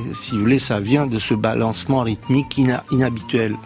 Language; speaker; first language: French; non-native, fluent; Romanian